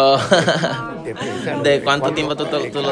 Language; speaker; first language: Spanish; early bilingual, heritage; Spanish